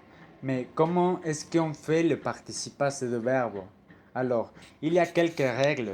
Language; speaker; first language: French; non-native, learner; Spanish